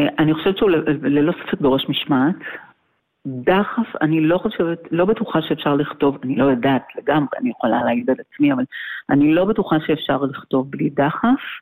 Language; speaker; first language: Hebrew; native; Hebrew